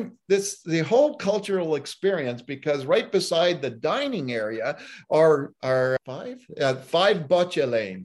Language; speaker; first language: English; early bilingual, other home language; Italian